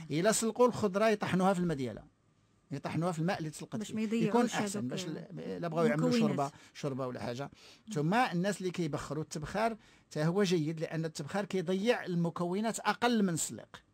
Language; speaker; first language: Arabic; native; Arabic